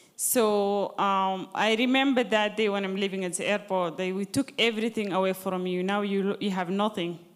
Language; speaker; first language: English; non-native, fluent; Arabic